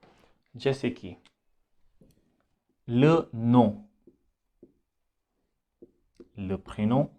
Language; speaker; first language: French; non-native, fluent; Hindi